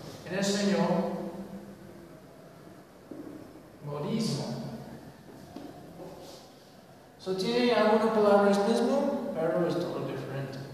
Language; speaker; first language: Spanish; non-native, learner; English